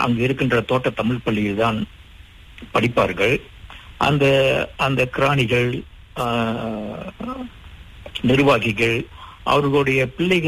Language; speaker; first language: Tamil; early bilingual, heritage; Tamil